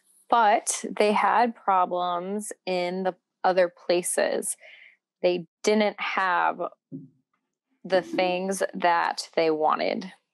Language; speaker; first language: English; native; English